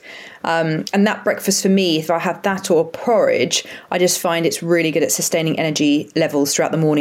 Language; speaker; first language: English; native; English